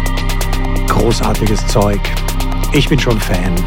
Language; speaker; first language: German; native; German